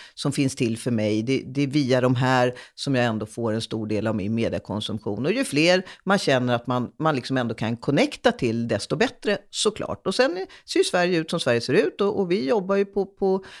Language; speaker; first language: Swedish; early bilingual, other home language; Hungarian